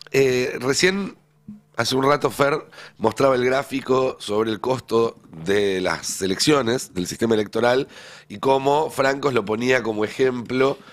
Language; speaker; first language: Spanish; native; Spanish